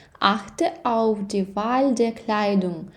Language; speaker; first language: German; non-native, fluent; Ukrainian